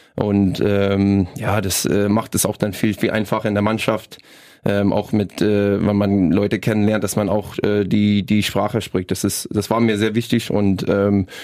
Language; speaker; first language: German; non-native, fluent; English